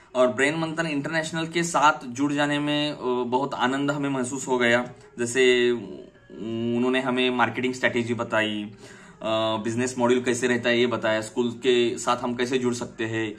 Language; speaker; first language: Hindi; non-native, local second language; Marathi